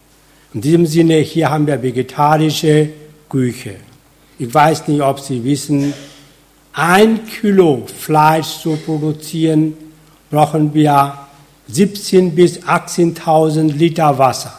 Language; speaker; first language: German; non-native, fluent; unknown